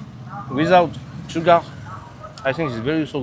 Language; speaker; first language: English; non-native, learner; French